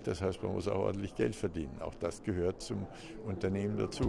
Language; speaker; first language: German; native; German